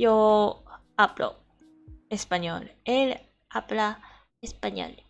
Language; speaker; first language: Spanish; non-native, learner; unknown